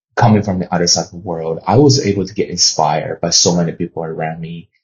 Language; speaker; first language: English; non-native, fluent; Chinese